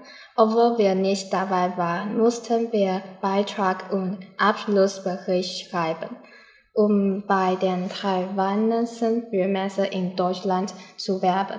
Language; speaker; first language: German; non-native, learner; Chinese